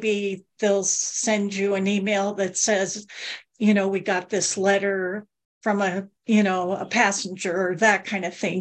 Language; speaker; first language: English; native; English